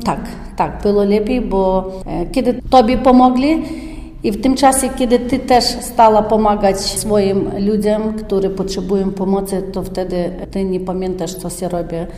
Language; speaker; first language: Polish; non-native, learner; Ukrainian